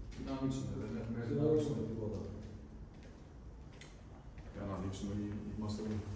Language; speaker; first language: Greek; early bilingual, other home language; Albanian